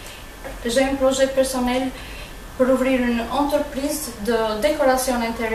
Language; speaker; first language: French; non-native, fluent; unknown